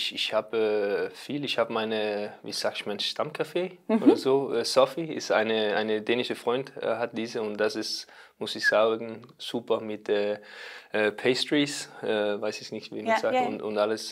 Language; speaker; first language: German; non-native, learner; Danish